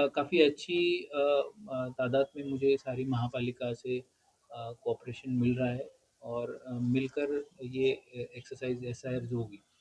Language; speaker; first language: Hindi; non-native, local second language; Marathi